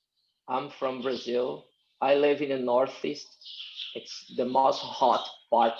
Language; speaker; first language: English; non-native, fluent; Portuguese